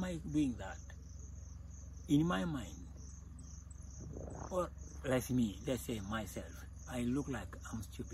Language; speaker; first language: English; non-native, local second language; Masai